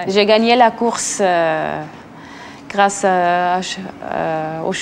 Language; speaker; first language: French; non-native, local second language; German